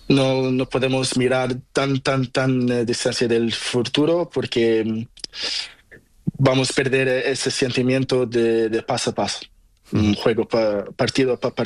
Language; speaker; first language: Spanish; non-native, learner; Portuguese